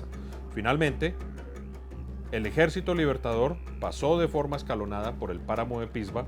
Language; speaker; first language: Spanish; native; Spanish